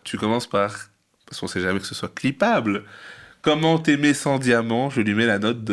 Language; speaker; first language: French; native; French